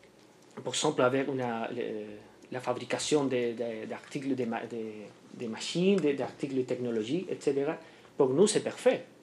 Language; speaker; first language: French; non-native, fluent; Spanish